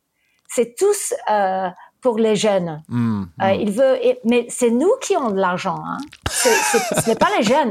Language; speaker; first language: French; early bilingual, heritage; English